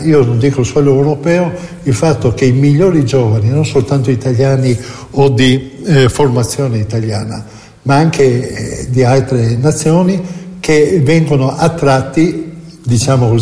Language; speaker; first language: Italian; native; Italian